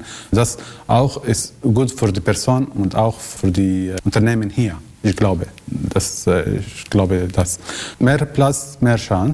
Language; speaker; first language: German; non-native, learner; Arabic